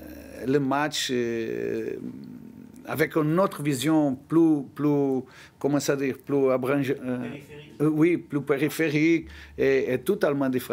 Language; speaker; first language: French; non-native, learner; Portuguese